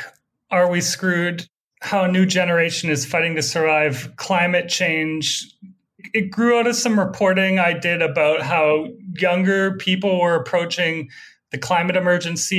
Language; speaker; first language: English; native; English